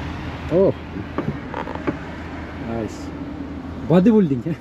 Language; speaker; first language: English; non-native, learner; Turkish